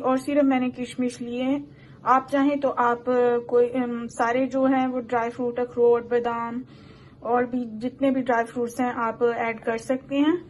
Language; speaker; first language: Urdu; non-native, local second language; Punjabi